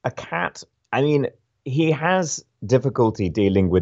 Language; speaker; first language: English; native; English